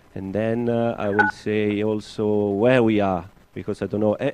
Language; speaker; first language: English; non-native, fluent; Italian